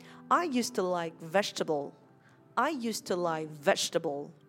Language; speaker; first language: English; non-native, fluent; Vietnamese